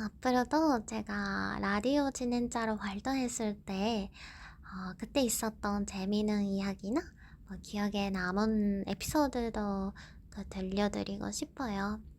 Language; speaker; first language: Korean; non-native, fluent; Japanese